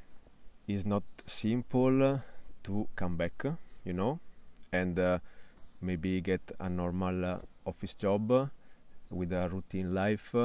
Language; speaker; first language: English; non-native, fluent; Italian